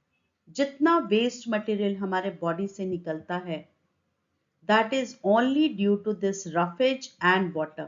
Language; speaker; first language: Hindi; native; Hindi